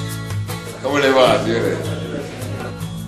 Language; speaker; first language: Spanish; native; Spanish